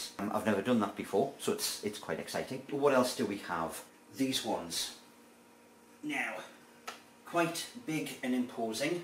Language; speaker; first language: English; native; English